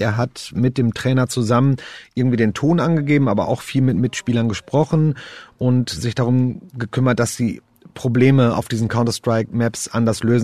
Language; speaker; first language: German; native; German